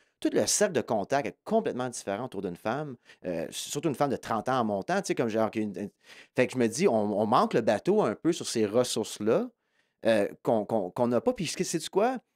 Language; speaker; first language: French; native; French